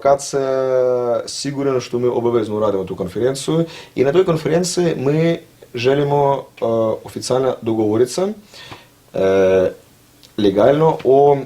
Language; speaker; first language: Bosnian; non-native, learner; Russian